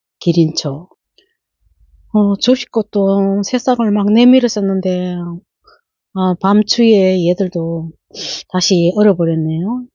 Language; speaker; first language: Korean; native; Korean